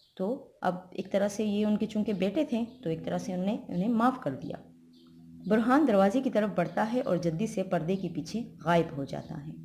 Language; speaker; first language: Urdu; non-native, local second language; Pashto